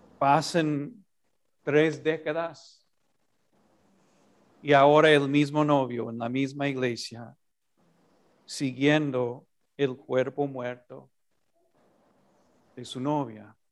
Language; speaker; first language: Spanish; non-native, fluent; English